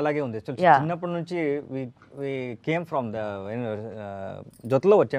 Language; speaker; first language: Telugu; non-native, learner; Kannada